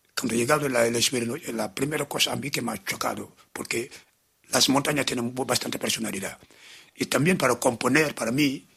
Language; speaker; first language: Spanish; non-native, fluent; Wolof